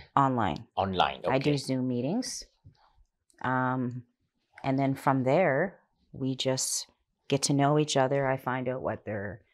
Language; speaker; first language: English; native; English